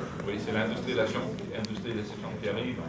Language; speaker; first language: French; non-native, fluent; Danish